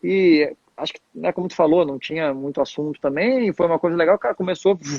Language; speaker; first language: Portuguese; native; Portuguese